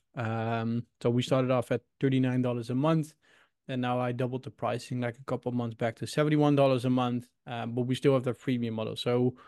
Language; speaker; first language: English; non-native, fluent; Dutch